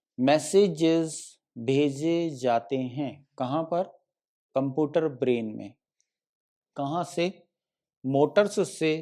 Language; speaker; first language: Hindi; native; Hindi